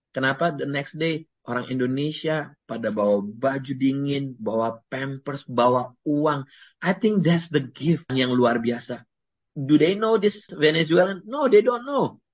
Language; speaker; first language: Indonesian; native; Indonesian